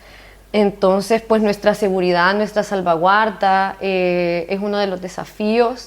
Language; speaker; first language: Spanish; native; Spanish